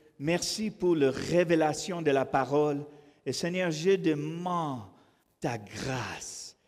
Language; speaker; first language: French; non-native, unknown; English